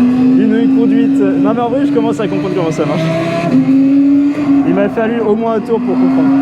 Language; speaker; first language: French; native; French